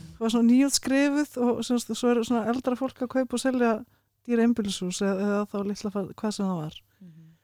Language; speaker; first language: Icelandic; early bilingual, other home language; Russian